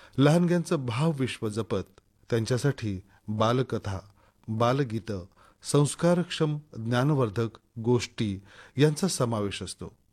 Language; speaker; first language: Marathi; native; Marathi